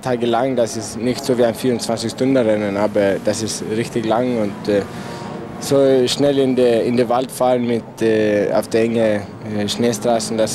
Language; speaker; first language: German; non-native, learner; Swedish